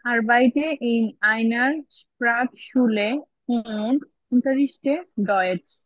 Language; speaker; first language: German; non-native, learner; Bangla